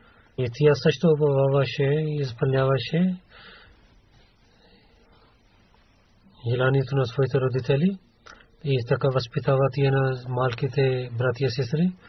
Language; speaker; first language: Bulgarian; non-native, learner; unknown